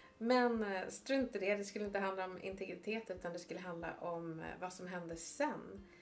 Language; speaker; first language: Swedish; native; Swedish